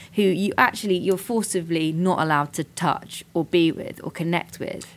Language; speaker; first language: English; native; English